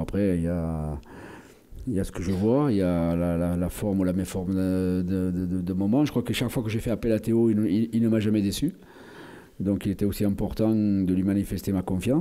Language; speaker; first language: French; native; French